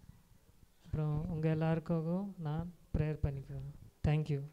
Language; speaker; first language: Tamil; non-native, fluent; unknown